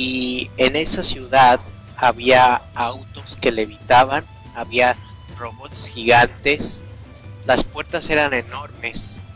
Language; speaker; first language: Spanish; native; Spanish